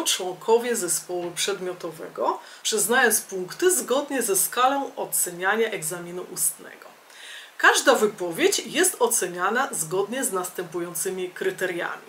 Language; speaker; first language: Polish; native; Polish